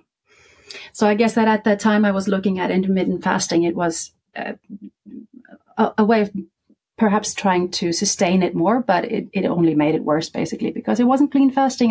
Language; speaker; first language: English; non-native, fluent; Icelandic